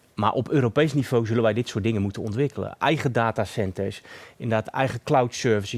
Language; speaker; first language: Dutch; native; Dutch